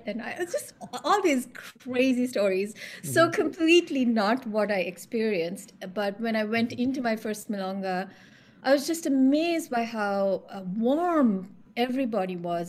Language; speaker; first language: English; non-native, local second language; Sinhala